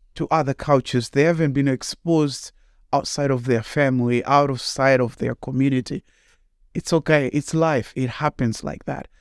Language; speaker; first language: English; non-native, local second language; Shona